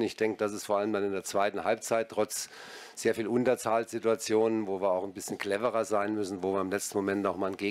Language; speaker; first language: German; native; German